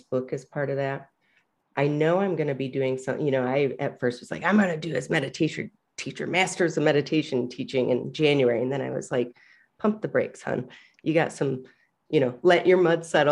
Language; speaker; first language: English; native; English